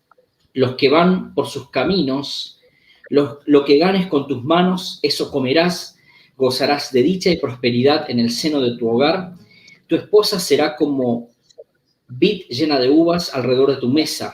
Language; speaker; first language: Spanish; native; Spanish